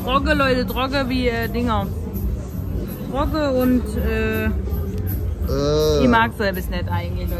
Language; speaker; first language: German; native; German